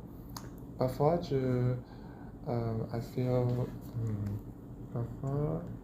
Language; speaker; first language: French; non-native, learner; Chinese